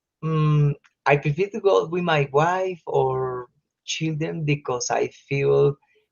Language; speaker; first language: English; non-native, learner; Spanish